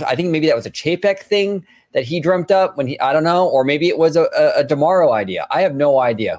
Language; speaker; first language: English; native; English